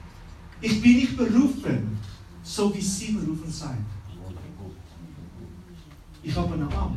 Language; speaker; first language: German; non-native, learner; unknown